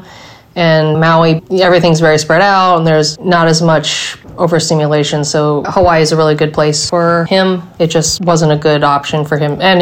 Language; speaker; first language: English; native; English